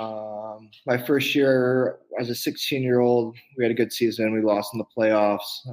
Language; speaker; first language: English; native; English